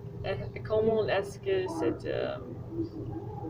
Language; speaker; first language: French; non-native, learner; English